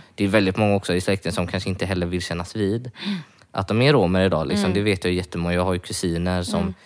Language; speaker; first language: Swedish; native; Swedish